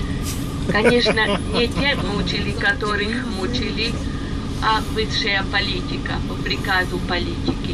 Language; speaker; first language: Russian; non-native, fluent; Hungarian